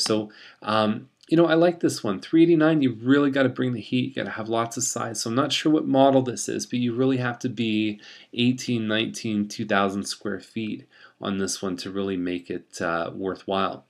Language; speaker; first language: English; native; English